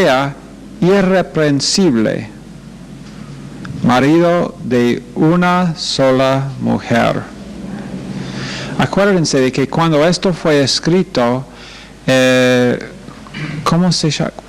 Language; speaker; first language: Spanish; non-native, fluent; English